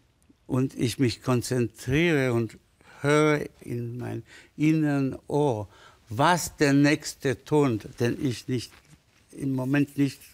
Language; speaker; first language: German; non-native, fluent; Spanish